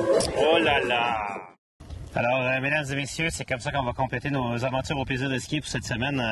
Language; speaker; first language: French; native; French